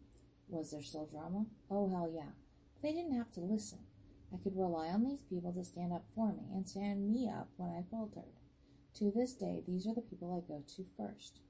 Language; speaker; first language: English; native; English